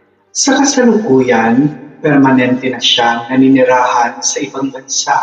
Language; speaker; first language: Filipino; native; Filipino